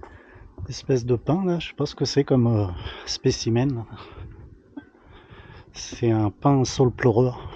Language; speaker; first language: French; native; French